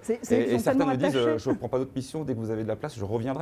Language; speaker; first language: French; native; French